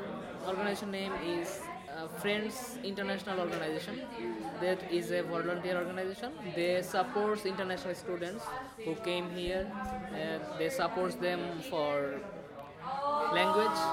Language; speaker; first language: English; non-native, learner; Bangla